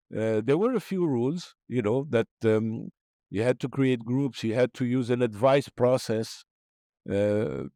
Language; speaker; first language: English; non-native, fluent; Arabic